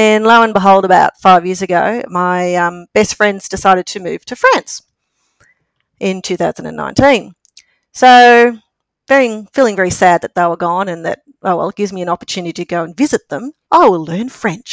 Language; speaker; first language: English; native; English